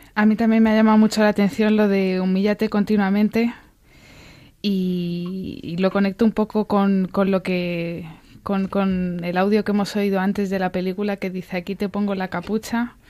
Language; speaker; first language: Spanish; native; Spanish